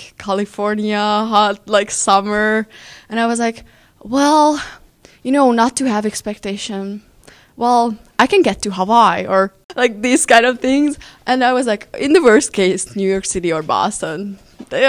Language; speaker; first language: English; non-native, fluent; Hungarian